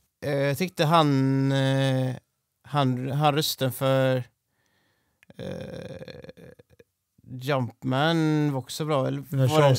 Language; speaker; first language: Swedish; native; Swedish